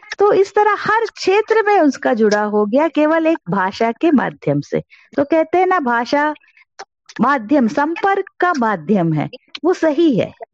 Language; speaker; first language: Hindi; non-native, local second language; Kannada